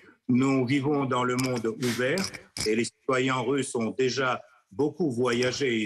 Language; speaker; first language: French; non-native, fluent; Russian